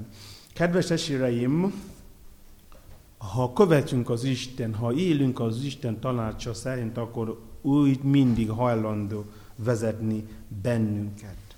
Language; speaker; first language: Hungarian; non-native, learner; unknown